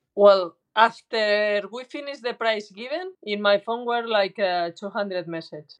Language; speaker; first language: English; non-native, learner; Spanish